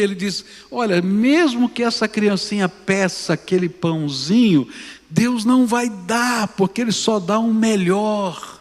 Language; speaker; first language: Portuguese; native; Portuguese